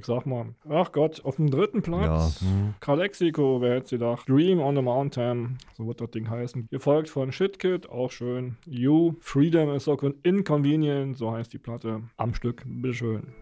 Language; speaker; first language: German; native; German